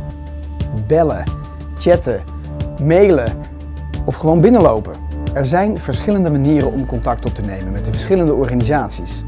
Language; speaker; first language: Dutch; native; Dutch